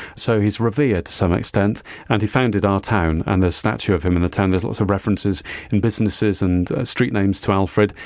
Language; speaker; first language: English; native; English